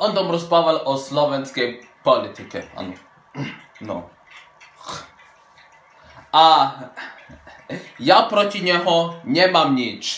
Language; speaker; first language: Slovak; early bilingual, heritage; Slovak